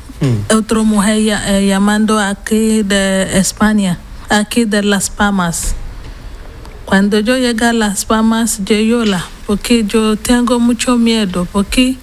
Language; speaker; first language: Spanish; non-native, learner; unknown